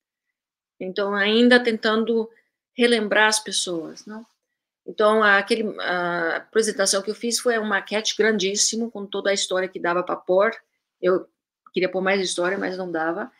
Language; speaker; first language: Portuguese; early bilingual, heritage; Portuguese